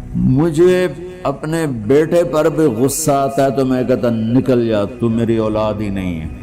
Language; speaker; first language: Urdu; non-native, local second language; Punjabi